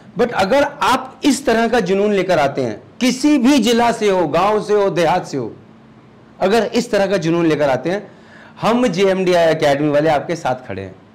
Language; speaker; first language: Hindi; native; Hindi